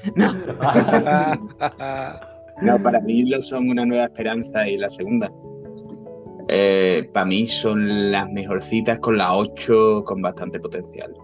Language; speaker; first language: Spanish; native; Spanish